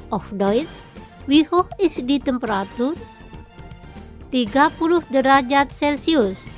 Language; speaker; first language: German; non-native, fluent; Indonesian